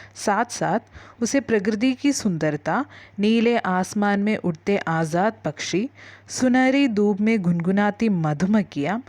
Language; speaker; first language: Hindi; non-native, local second language; Malayalam